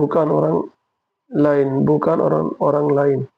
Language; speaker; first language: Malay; non-native, fluent; Bangla